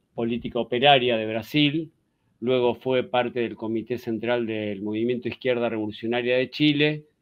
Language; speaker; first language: Spanish; native; Spanish